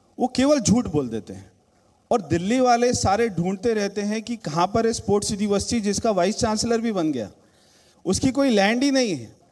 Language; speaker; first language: Hindi; native; Hindi